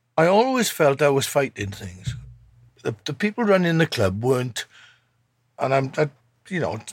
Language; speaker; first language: English; native; English